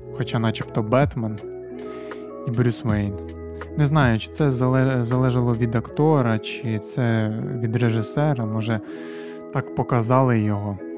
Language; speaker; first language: Ukrainian; native; Ukrainian